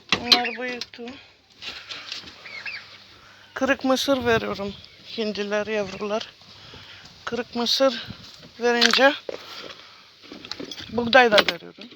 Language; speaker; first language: Turkish; non-native, learner; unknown